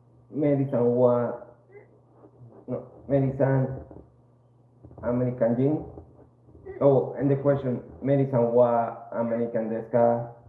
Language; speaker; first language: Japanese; non-native, learner; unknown